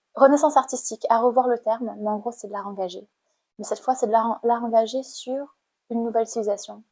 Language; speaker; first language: French; non-native, fluent; Khmer